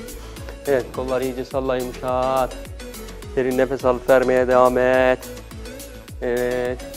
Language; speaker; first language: Turkish; native; Turkish